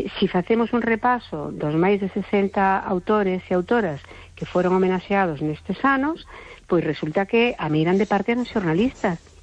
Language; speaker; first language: Galician; non-native, local second language; Spanish